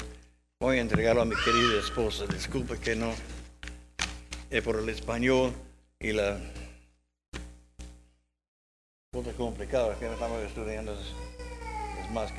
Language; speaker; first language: Spanish; non-native, learner; English